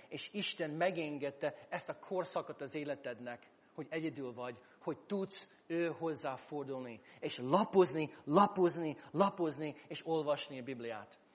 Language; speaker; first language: Hungarian; non-native, fluent; English